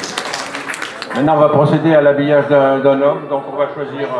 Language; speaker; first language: French; native; French